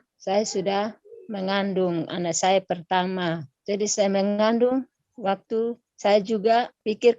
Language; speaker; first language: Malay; non-native, local second language; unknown